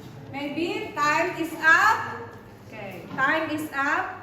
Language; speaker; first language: English; non-native, fluent; Indonesian